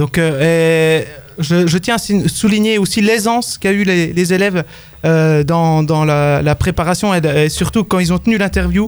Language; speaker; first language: French; native; French